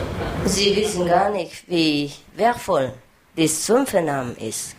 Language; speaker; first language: German; non-native, learner; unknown